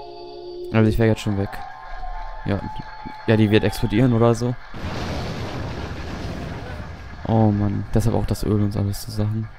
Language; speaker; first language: German; native; German